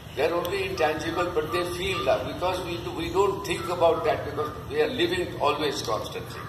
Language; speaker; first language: English; non-native, local second language; Marathi